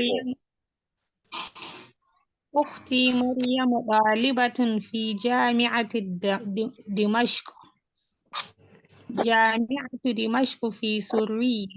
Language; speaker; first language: Arabic; non-native, learner; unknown